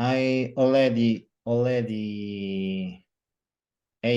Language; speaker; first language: English; non-native, learner; Korean